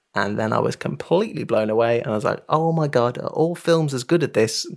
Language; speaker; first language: English; native; English